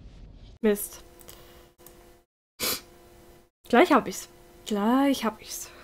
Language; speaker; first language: German; native; German